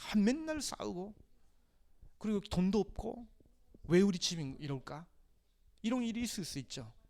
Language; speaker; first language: Korean; non-native, fluent; Japanese